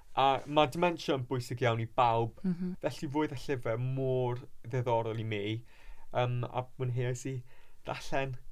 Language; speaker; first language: Welsh; non-native, local second language; English